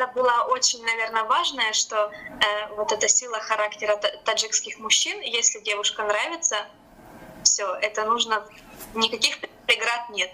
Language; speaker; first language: Russian; native; Russian